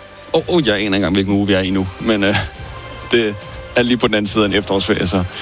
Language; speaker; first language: Danish; native; Danish